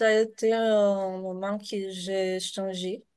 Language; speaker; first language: French; non-native, learner; Portuguese